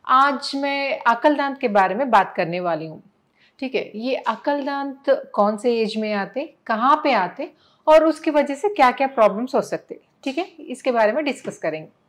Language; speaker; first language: Hindi; non-native, local second language; Telugu